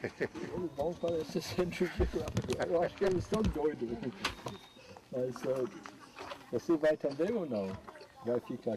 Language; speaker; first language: Portuguese; non-native, fluent; English